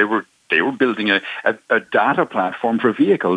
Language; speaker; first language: English; native; English